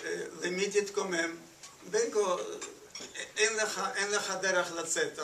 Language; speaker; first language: Hebrew; non-native, fluent; Yiddish